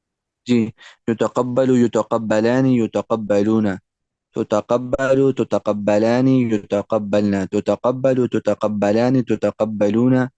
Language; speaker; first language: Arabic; non-native, learner; Urdu